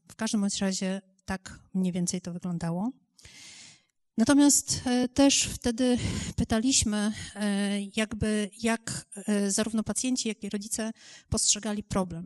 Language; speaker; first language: Polish; native; Polish